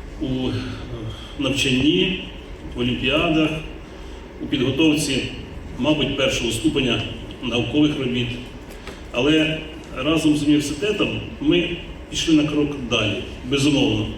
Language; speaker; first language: Ukrainian; native; Ukrainian